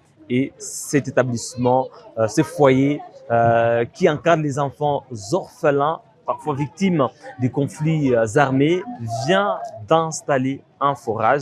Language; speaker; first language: French; non-native, local second language; Swahili